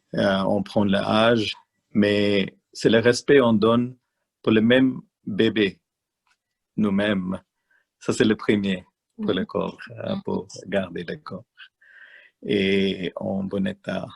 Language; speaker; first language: French; non-native, learner; Malayalam